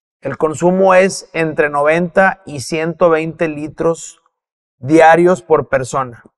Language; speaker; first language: Spanish; native; Spanish